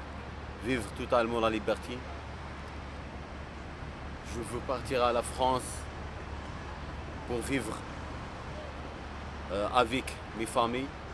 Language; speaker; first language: French; non-native, local second language; Arabic